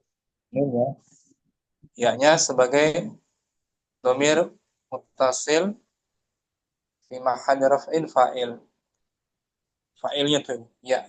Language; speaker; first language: Indonesian; native; Indonesian